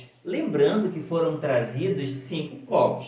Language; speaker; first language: Portuguese; native; Portuguese